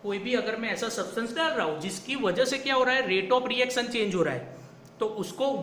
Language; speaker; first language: Hindi; non-native, local second language; Gujarati